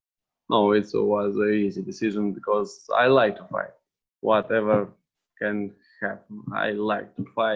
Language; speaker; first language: English; non-native, learner; Romanian